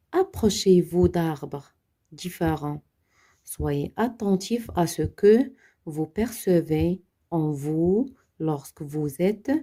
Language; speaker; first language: French; non-native, local second language; Arabic